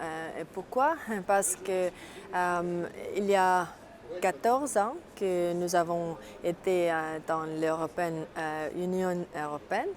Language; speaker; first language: French; non-native, learner; Estonian